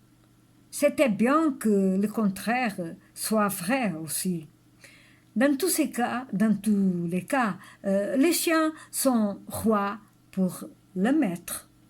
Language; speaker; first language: French; non-native, learner; Portuguese